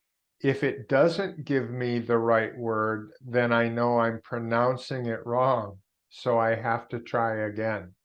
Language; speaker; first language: English; non-native, fluent; Vietnamese